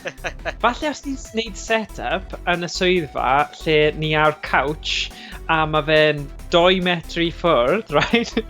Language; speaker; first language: Welsh; native; Welsh